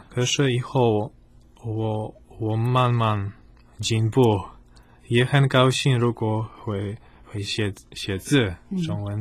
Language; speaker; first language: Chinese; non-native, fluent; Polish